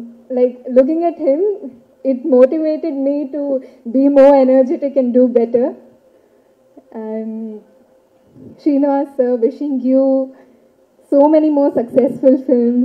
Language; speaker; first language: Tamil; non-native, learner; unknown